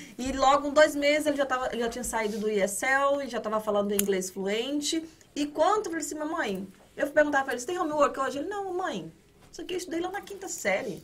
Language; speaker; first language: Portuguese; native; Portuguese